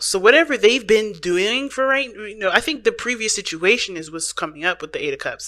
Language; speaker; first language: English; native; English